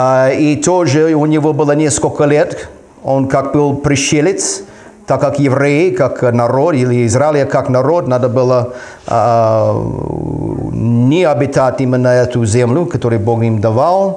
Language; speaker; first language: Russian; non-native, fluent; English